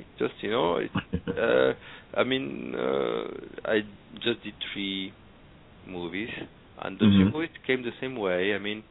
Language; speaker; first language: English; non-native, fluent; Spanish